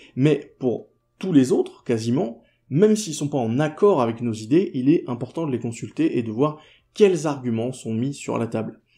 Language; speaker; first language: French; native; French